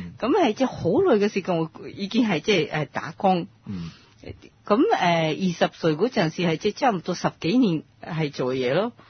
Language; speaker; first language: Cantonese; non-native, fluent; Japanese